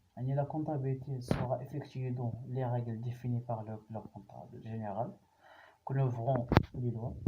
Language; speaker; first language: French; non-native, local second language; Arabic